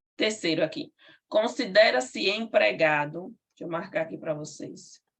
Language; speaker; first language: Portuguese; native; Portuguese